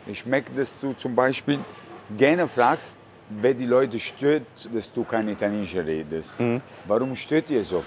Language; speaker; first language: German; non-native, fluent; Italian